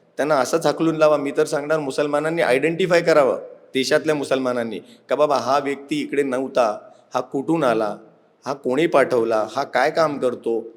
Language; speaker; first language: Marathi; non-native, local second language; Urdu